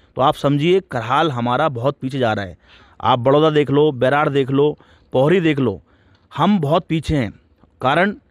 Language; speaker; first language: Hindi; native; Hindi